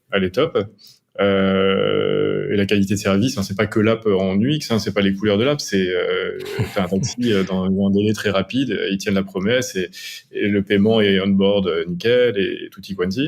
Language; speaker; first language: French; native; French